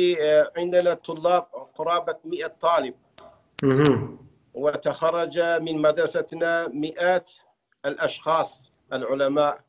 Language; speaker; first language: Arabic; non-native, fluent; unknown